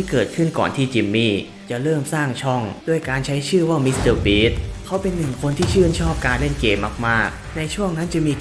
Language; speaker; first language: Thai; native; Thai